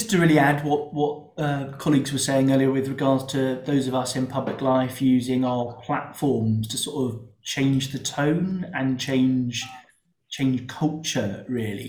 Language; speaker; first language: English; native; English